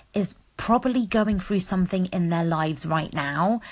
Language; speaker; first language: English; native; English